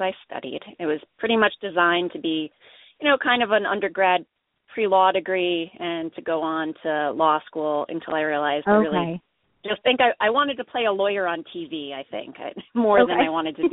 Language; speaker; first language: English; native; English